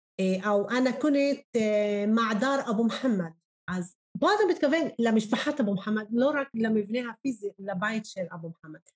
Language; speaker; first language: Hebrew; non-native, local second language; Arabic